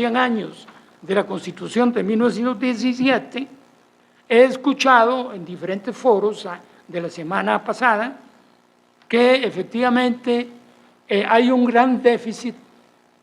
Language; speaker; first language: Spanish; native; Spanish